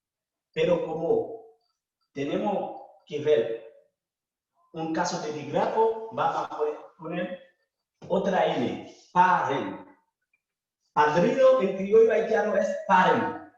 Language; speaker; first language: Spanish; non-native, fluent; Haitian Creole